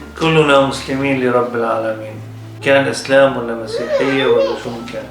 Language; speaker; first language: Arabic; native; Arabic